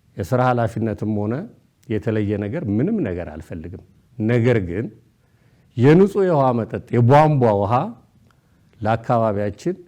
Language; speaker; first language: Amharic; native; Amharic